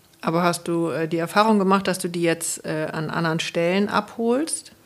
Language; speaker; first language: German; native; German